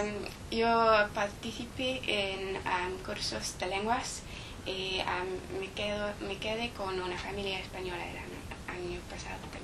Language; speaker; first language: Spanish; non-native, learner; English